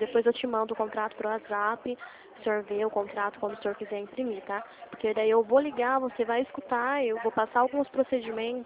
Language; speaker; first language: Portuguese; native; Portuguese